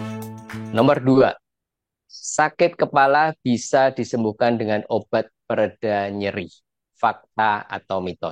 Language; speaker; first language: Indonesian; native; Indonesian